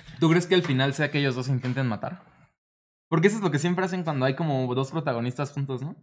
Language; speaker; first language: Spanish; native; Spanish